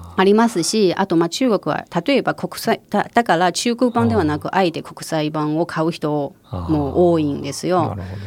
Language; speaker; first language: Japanese; non-native, fluent; Chinese